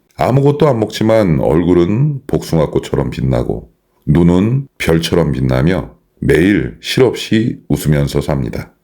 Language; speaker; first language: Korean; non-native, fluent; Chinese